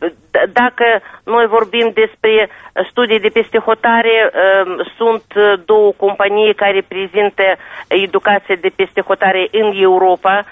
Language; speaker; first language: Romanian; non-native, local second language; Russian